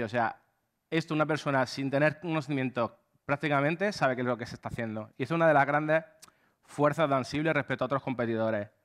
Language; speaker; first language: Spanish; native; Spanish